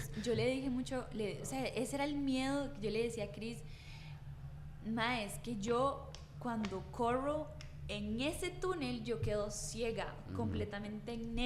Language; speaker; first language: Spanish; native; Spanish